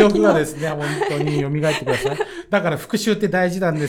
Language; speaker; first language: Japanese; native; Japanese